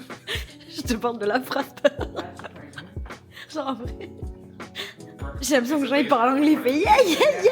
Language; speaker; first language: French; native; French